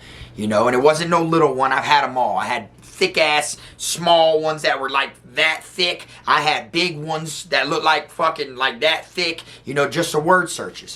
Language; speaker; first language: English; native; English